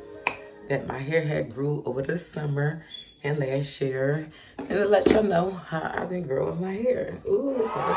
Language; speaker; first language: English; native; English